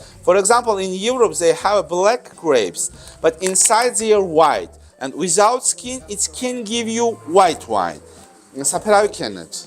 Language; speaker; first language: English; non-native, learner; Georgian